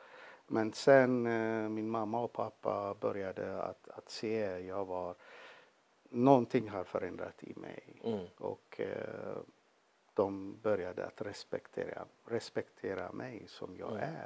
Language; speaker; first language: Swedish; non-native, fluent; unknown